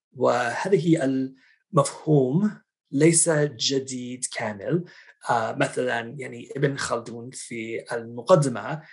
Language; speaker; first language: Arabic; non-native, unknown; English